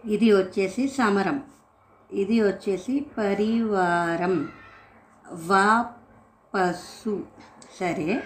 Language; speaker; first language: Telugu; native; Telugu